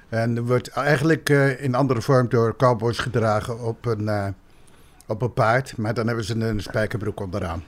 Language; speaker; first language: Dutch; native; Dutch